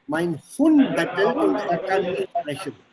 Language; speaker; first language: German; non-native, fluent; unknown